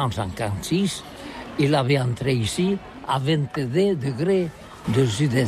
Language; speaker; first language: French; non-native, learner; Catalan